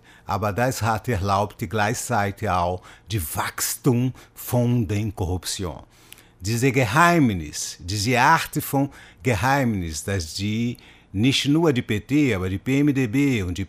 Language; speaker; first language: German; non-native, fluent; Portuguese